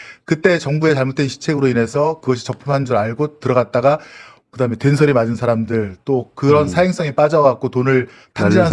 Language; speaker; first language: Korean; native; Korean